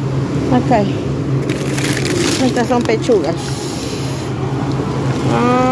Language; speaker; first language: Spanish; native; Spanish